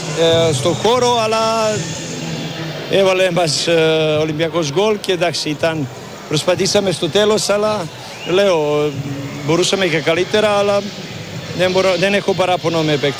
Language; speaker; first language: Greek; non-native, fluent; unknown